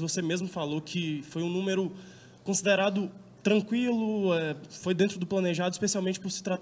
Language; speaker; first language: Portuguese; native; Portuguese